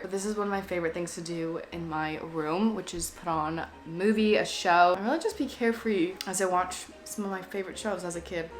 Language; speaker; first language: English; native; English